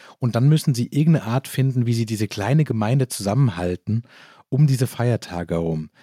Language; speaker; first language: German; native; German